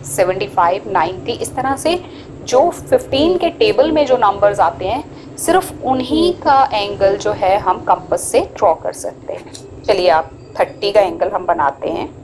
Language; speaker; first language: Hindi; native; Hindi